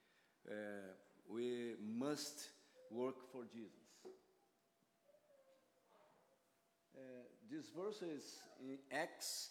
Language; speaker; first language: English; non-native, learner; Portuguese